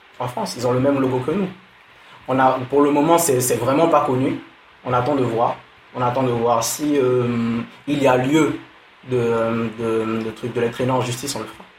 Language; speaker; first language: French; non-native, local second language; Dyula